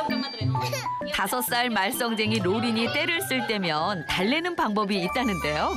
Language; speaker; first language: Korean; native; Korean